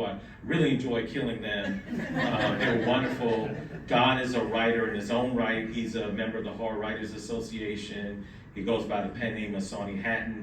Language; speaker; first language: English; native; English